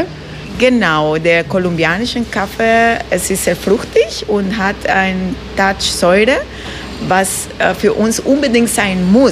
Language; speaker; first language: German; non-native, fluent; Spanish